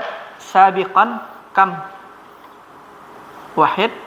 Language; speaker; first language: Arabic; non-native, fluent; Indonesian